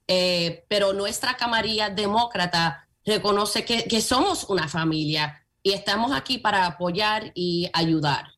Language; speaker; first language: Spanish; early bilingual, heritage; Spanish